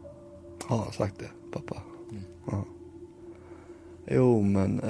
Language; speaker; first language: Swedish; early bilingual, other home language; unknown